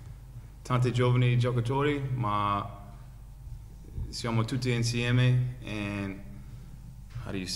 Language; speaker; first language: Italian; non-native, learner; English